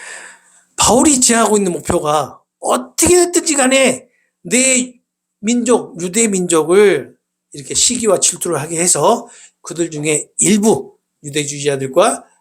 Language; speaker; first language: Korean; native; Korean